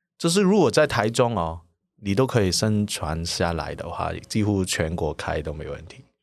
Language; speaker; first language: Chinese; non-native, local second language; Cantonese